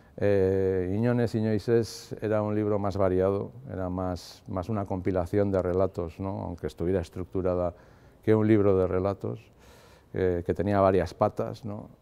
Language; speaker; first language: Spanish; native; Spanish